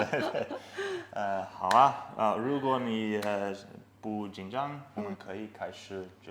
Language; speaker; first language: Chinese; non-native, learner; English